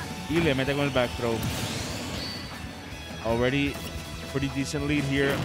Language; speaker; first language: English; non-native, local second language; Spanish